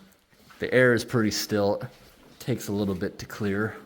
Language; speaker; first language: English; native; English